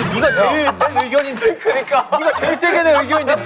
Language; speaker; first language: Korean; native; Korean